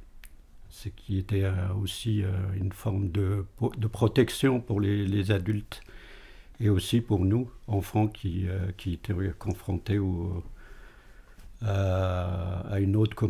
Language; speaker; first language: French; early bilingual, other home language; Arabic